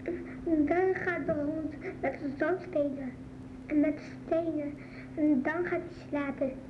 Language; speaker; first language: Dutch; early bilingual, other home language; Arabic